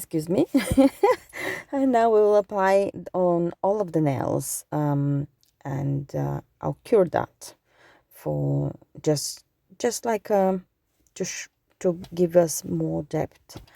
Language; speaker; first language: English; non-native, fluent; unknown